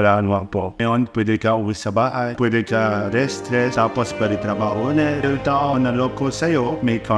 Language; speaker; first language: Filipino; non-native, learner; Arabic